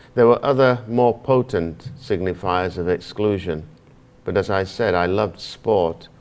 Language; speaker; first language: English; native; English